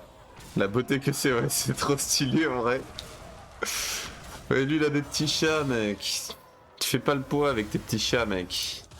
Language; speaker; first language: French; native; French